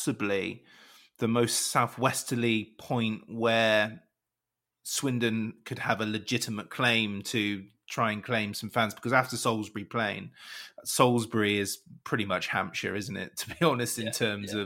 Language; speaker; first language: English; native; English